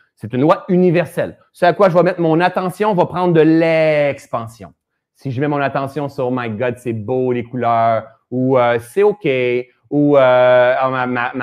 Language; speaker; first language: French; native; French